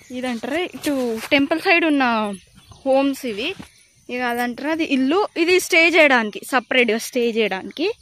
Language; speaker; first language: Telugu; non-native, local second language; Lambadi